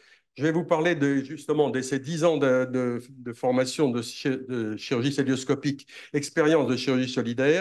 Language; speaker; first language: French; native; French